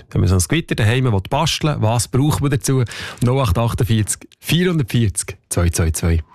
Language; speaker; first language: German; native; German